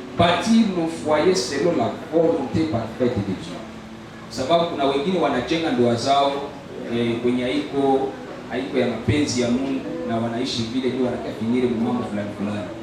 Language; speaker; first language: Swahili; native; Swahili